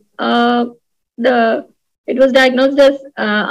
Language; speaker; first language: English; non-native, local second language; Malayalam